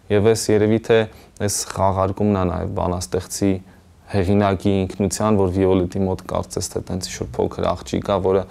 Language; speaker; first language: Armenian; native; Armenian